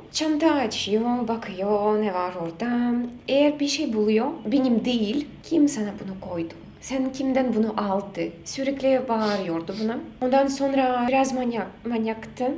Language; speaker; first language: Turkish; non-native, learner; Russian